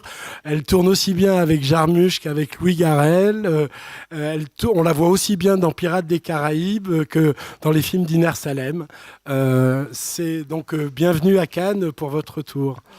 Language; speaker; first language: French; native; French